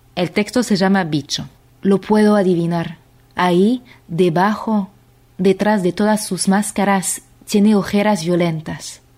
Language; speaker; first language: Spanish; non-native, fluent; French